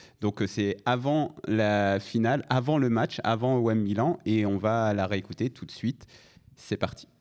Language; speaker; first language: French; native; French